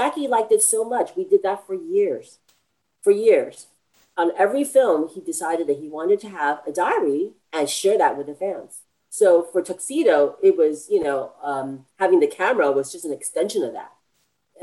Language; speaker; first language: English; native; English